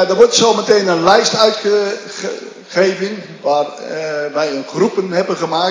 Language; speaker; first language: Dutch; native; Dutch